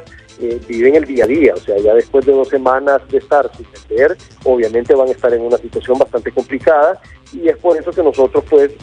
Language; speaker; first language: Spanish; native; Spanish